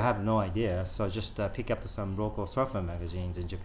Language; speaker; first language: English; non-native, learner; Japanese